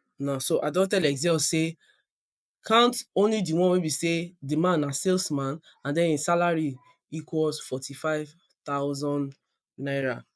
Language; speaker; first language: Nigerian Pidgin; non-native, local second language; Yoruba